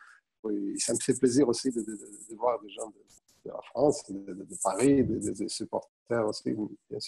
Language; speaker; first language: French; non-native, fluent; Portuguese